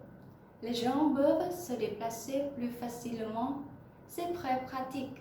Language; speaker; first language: French; non-native, learner; Vietnamese